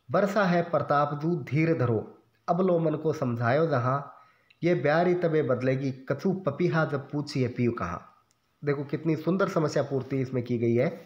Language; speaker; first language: Hindi; native; Hindi